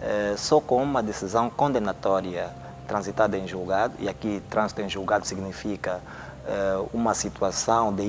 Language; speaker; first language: Portuguese; native; Portuguese